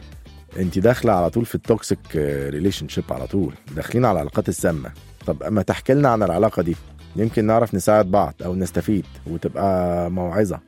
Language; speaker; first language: Arabic; native; Arabic